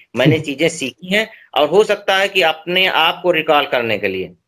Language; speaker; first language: Hindi; native; Hindi